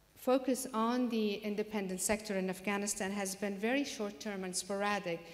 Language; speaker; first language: English; non-native, fluent; Persian